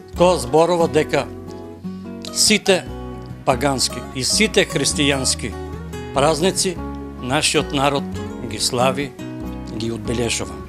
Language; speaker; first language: Macedonian; native; Macedonian